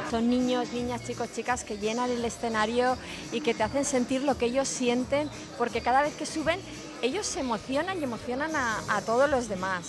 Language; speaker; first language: Spanish; native; Spanish